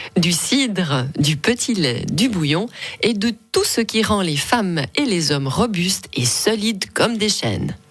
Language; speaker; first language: French; native; French